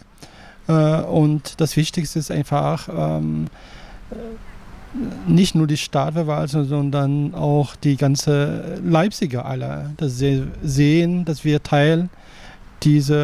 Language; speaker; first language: German; non-native, fluent; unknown